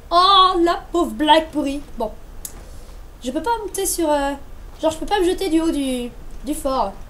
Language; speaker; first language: French; native; French